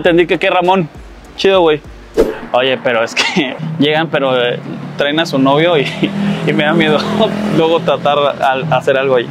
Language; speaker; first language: Spanish; native; Spanish